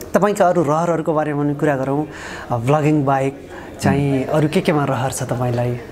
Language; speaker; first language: Nepali; native; Nepali